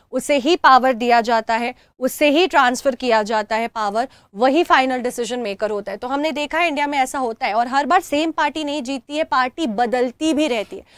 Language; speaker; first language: Hindi; native; Hindi